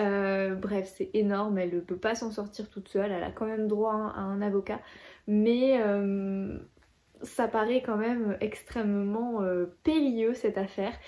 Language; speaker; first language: French; native; French